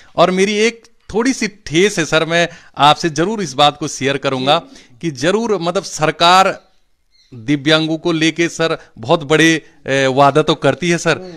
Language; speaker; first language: Hindi; non-native, local second language; Garhwali